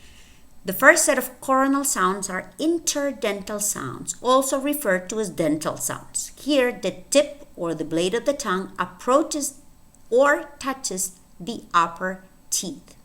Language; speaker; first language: English; non-native, fluent; Spanish